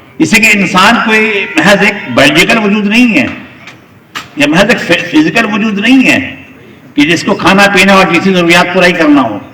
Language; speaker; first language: Urdu; native; Urdu